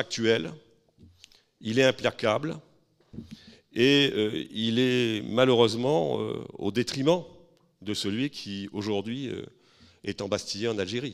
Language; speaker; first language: French; native; French